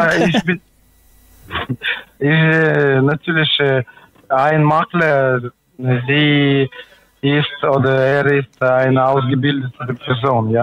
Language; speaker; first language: German; non-native, learner; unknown